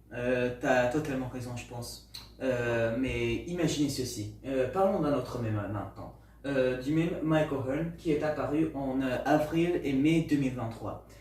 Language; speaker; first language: French; non-native, learner; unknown